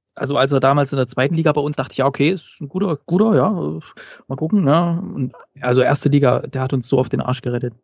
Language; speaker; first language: German; native; German